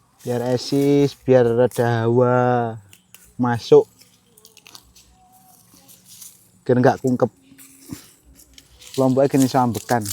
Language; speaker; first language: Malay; non-native, local second language; Javanese